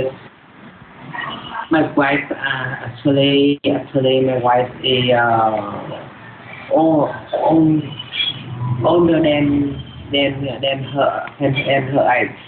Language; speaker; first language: English; non-native, learner; Vietnamese